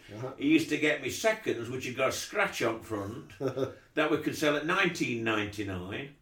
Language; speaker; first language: English; native; English